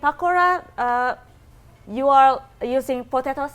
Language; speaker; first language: English; non-native, learner; Indonesian